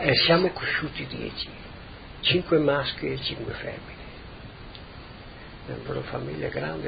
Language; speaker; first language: Italian; native; Italian